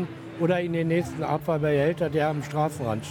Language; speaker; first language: German; native; German